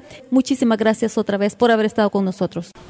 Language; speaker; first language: Spanish; native; Spanish